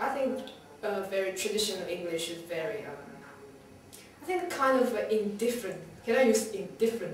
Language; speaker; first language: English; non-native, learner; Chinese